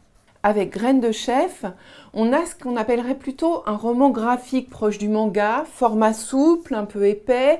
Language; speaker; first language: French; native; French